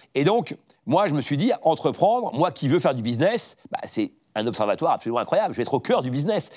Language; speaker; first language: French; native; French